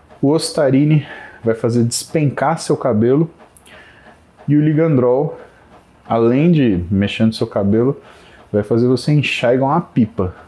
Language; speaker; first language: Portuguese; native; Portuguese